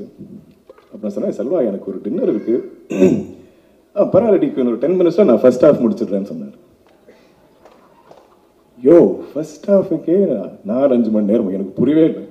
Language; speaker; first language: Tamil; non-native, local second language; Malayalam